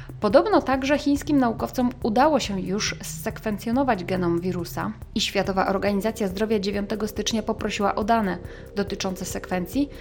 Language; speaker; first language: Polish; native; Polish